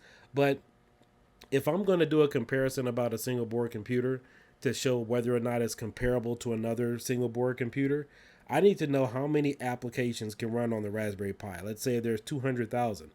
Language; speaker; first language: English; native; English